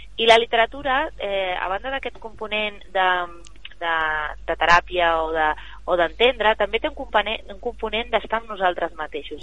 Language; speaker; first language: Catalan; native; Catalan